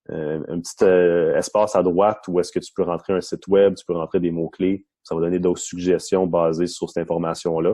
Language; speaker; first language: French; non-native, local second language; English